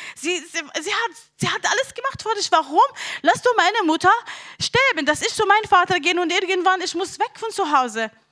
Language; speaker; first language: German; non-native, learner; Arabic